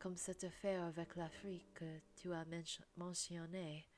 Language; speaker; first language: French; non-native, learner; English